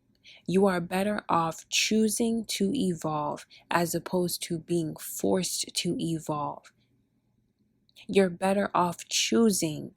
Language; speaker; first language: English; early bilingual, other home language; Spanish